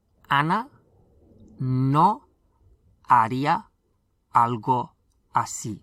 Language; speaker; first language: Spanish; non-native, fluent; English